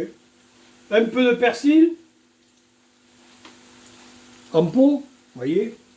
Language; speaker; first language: French; native; French